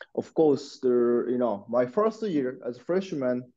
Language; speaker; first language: English; non-native, learner; Japanese